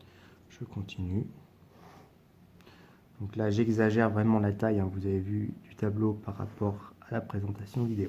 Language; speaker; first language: French; native; French